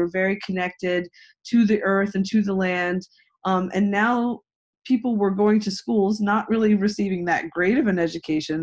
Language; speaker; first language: English; native; English